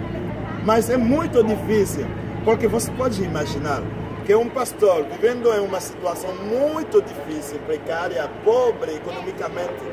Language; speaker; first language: Portuguese; non-native, fluent; Haitian Creole